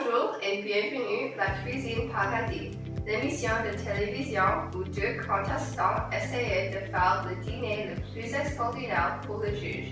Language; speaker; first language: French; non-native, learner; English